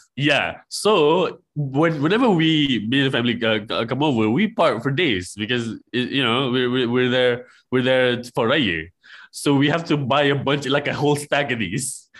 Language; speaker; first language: English; non-native, local second language; Malay